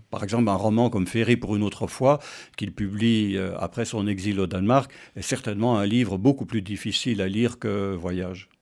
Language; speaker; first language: French; native; French